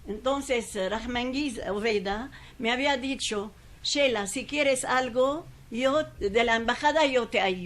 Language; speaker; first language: Spanish; non-native, fluent; Persian